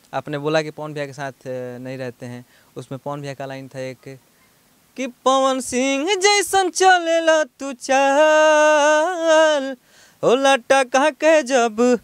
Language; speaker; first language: Hindi; non-native, local second language; Bhojpuri